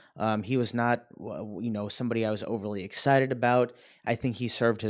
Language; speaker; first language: English; native; English